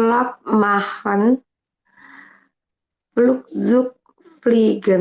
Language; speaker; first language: German; non-native, learner; Indonesian